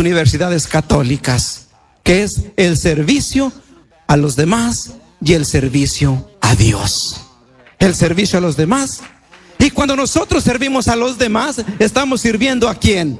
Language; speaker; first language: Spanish; native; Spanish